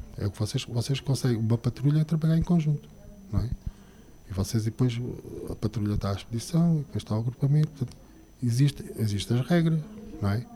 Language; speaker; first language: Portuguese; native; Portuguese